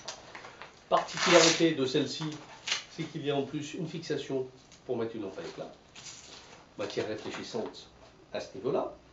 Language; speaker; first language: French; native; French